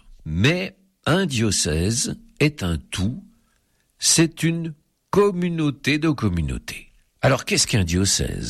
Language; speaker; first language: French; native; French